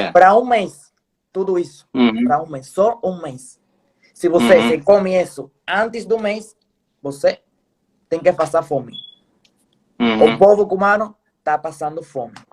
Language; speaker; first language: Portuguese; non-native, fluent; Spanish